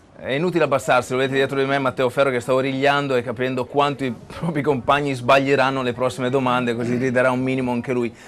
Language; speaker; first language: Italian; native; Italian